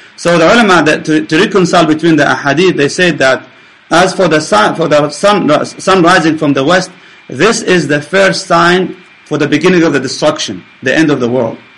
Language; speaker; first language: English; non-native, fluent; Arabic